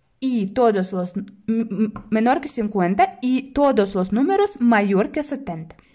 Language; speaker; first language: Spanish; non-native, fluent; Russian